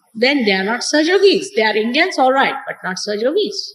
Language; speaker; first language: English; non-native, local second language; Marathi